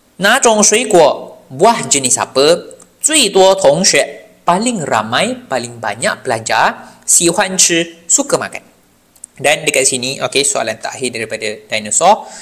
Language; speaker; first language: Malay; non-native, local second language; Chinese